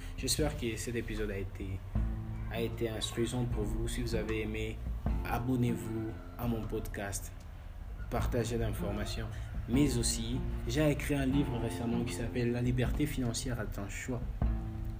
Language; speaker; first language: French; native; French